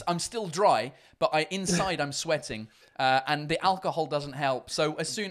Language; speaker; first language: English; native; English